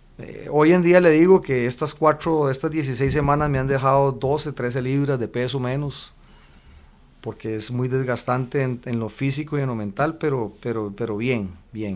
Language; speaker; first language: Spanish; native; Spanish